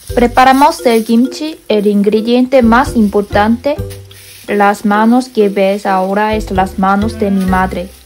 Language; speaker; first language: Spanish; non-native, learner; Korean